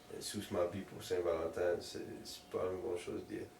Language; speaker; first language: French; non-native, learner; English